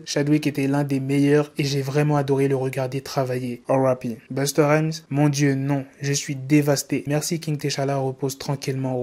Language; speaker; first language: French; native; French